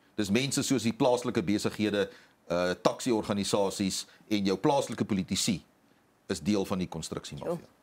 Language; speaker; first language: Afrikaans; native; Afrikaans